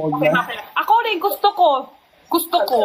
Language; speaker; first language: Filipino; non-native, learner; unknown